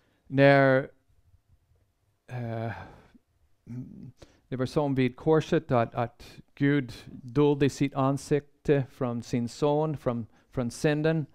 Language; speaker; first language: Swedish; non-native, fluent; English